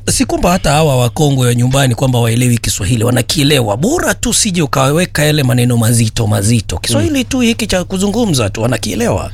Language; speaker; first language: Swahili; non-native, local second language; Gusii